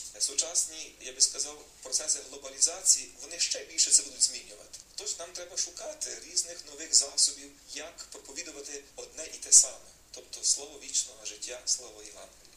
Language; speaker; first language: Ukrainian; native; Ukrainian